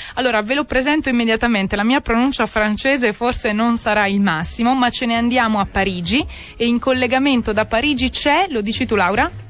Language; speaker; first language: Italian; native; Italian